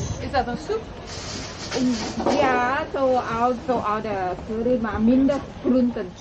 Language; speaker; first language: Dutch; non-native, learner; Thai